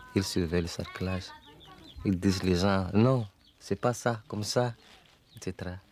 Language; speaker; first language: French; non-native, local second language; Malagasy